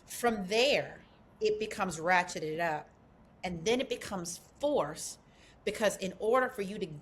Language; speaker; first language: English; native; English